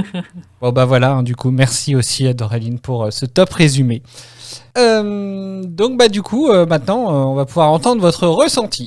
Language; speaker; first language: French; native; French